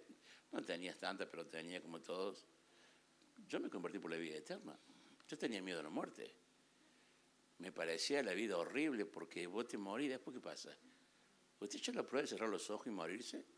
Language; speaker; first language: Spanish; native; Spanish